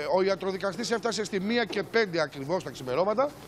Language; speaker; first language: Greek; native; Greek